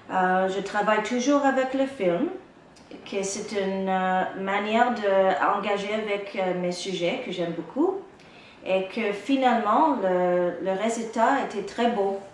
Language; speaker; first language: French; non-native, local second language; English